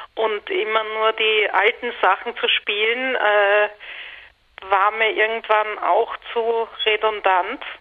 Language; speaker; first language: German; native; German